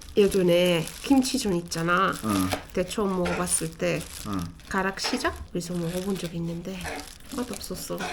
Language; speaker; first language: Korean; non-native, fluent; Arabic